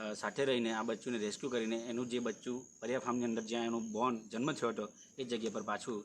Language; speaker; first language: Gujarati; native; Gujarati